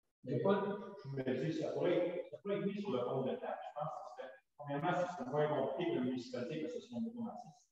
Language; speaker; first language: French; native; French